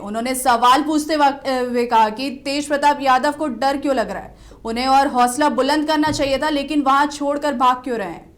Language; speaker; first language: Hindi; native; Hindi